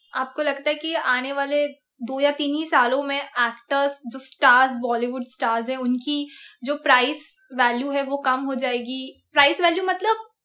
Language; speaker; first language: Hindi; non-native, local second language; Marathi